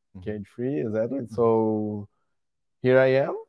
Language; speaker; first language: English; non-native, learner; Portuguese